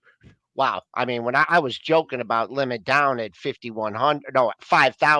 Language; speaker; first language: English; native; English